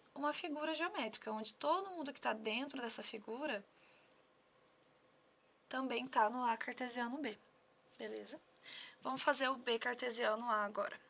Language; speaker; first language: Portuguese; native; Portuguese